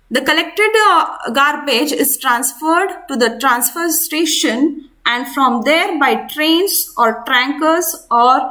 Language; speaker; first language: English; non-native, local second language; Kannada